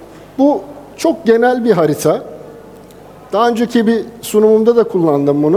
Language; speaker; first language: Turkish; native; Turkish